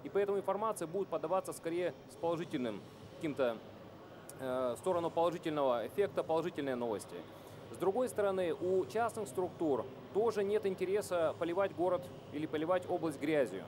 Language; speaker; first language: Russian; native; Russian